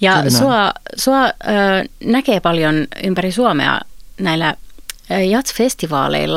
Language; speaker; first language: Finnish; native; Finnish